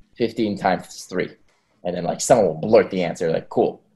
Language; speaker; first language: English; early bilingual, other home language; Hebrew